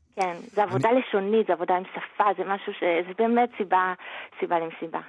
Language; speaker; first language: Hebrew; native; Hebrew